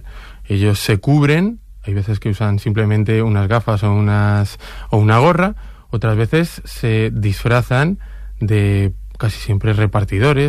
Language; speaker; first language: Spanish; native; Spanish